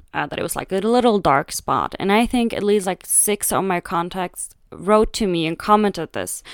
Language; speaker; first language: English; non-native, fluent; Swedish